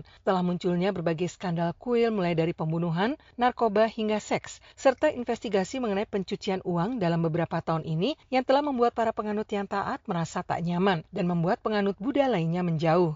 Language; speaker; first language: Indonesian; native; Indonesian